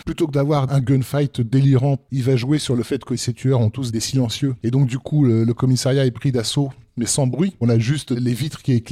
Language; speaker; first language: French; native; French